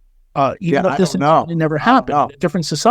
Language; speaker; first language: English; native; English